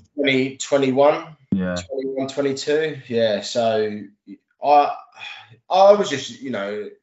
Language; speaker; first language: English; native; English